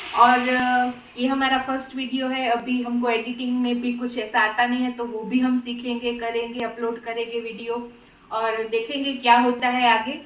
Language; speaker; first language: Hindi; non-native, local second language; Gujarati